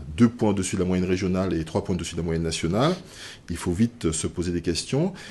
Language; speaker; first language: French; native; French